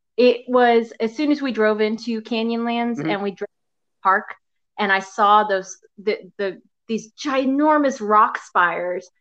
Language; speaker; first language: English; native; English